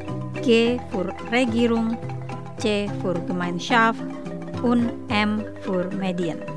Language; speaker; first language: German; non-native, fluent; Indonesian